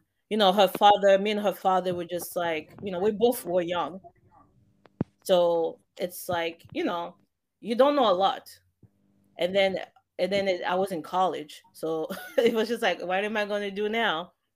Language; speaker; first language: English; non-native, fluent; French